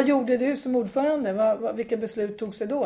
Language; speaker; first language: Swedish; native; Swedish